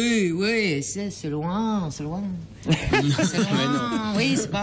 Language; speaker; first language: French; non-native, learner; English